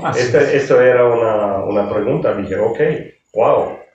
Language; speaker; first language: Spanish; non-native, fluent; German